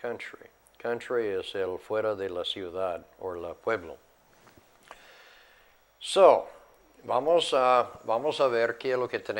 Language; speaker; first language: Spanish; non-native, fluent; English